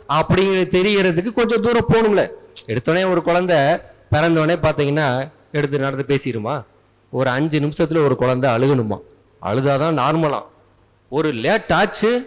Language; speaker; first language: Tamil; native; Tamil